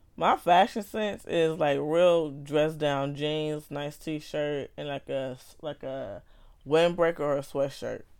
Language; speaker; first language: English; native; English